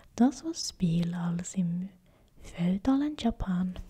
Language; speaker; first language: German; non-native, learner; Swedish